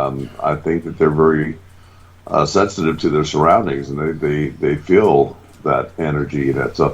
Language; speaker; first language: English; native; English